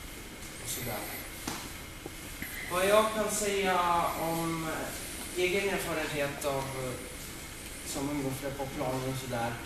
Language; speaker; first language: Swedish; native; Swedish